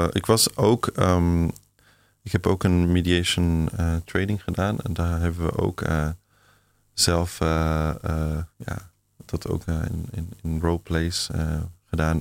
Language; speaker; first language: Dutch; non-native, fluent; German